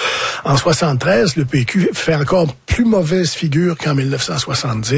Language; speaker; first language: French; native; French